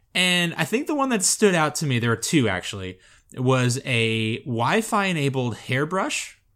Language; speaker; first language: English; native; English